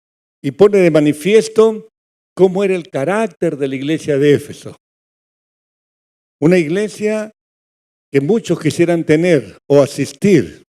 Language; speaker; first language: Spanish; native; Spanish